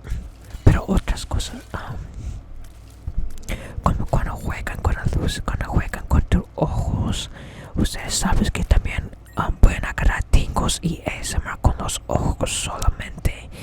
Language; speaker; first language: Spanish; early bilingual, heritage; English